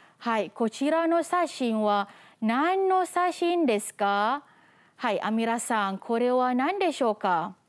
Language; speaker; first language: Japanese; non-native, fluent; Malay